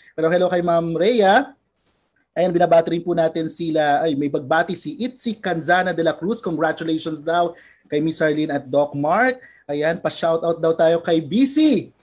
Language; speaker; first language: Filipino; native; Filipino